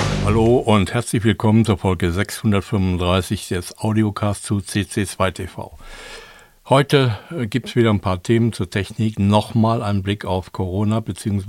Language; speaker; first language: German; native; German